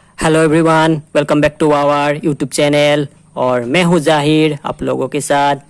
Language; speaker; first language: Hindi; non-native, local second language; Assamese